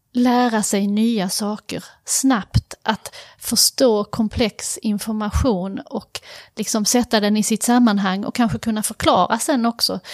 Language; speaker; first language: Swedish; native; Swedish